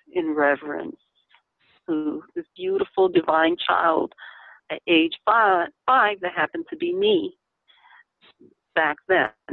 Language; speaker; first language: English; native; English